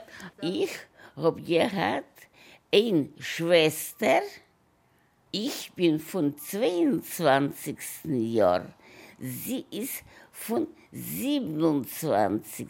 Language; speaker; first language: German; non-native, learner; Yiddish